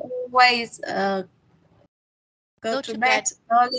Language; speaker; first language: English; non-native, learner; Vietnamese